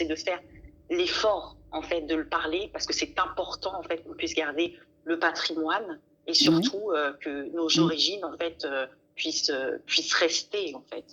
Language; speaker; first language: French; native; French